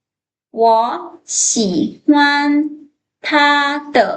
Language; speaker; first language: Chinese; non-native, fluent; Lao